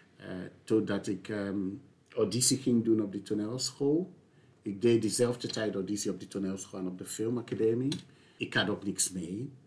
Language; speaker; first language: Dutch; non-native, fluent; English